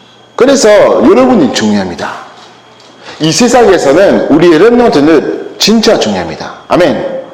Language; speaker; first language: Korean; non-native, learner; French